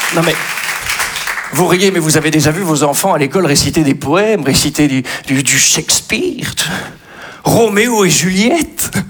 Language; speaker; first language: French; native; French